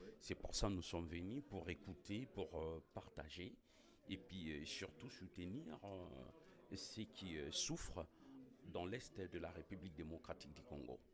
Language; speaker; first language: French; non-native, local second language; Lingala